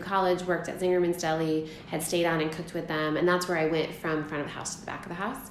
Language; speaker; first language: English; native; English